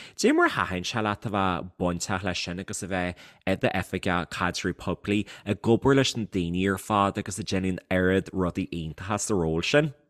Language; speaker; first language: Irish; native; Irish